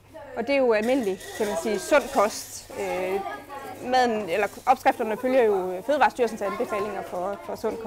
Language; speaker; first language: Danish; native; Danish